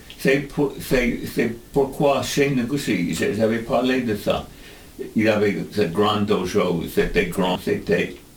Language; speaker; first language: French; non-native, fluent; English